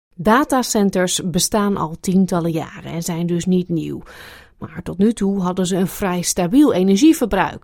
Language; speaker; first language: Dutch; native; Dutch